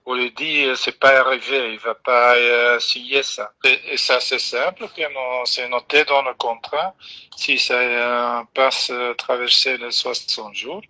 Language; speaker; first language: French; non-native, local second language; Dutch